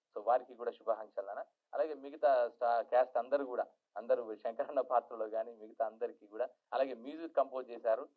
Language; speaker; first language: Telugu; native; Telugu